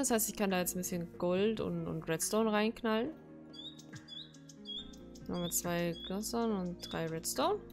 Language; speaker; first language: German; native; German